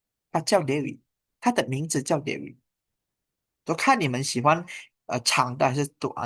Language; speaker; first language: Chinese; non-native, fluent; Indonesian